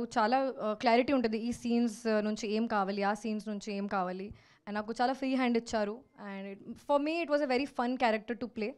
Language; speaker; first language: Telugu; non-native, fluent; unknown